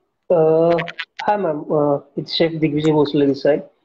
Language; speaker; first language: English; non-native, local second language; Marathi